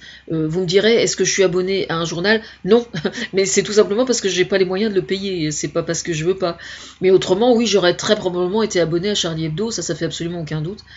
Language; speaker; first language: French; native; French